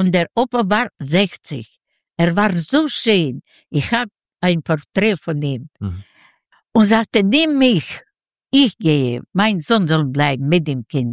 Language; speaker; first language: German; non-native, learner; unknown